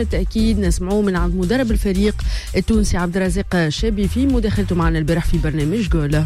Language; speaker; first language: Arabic; native; Arabic